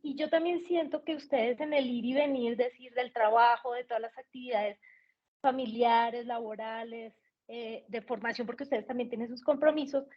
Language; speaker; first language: Spanish; native; Spanish